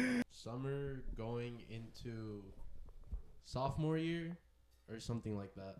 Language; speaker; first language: English; early bilingual, other home language; Spanish